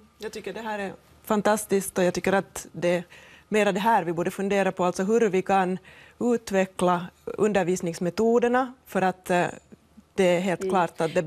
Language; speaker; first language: Swedish; native; Swedish